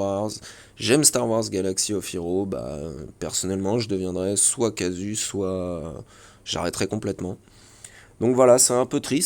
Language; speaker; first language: French; native; French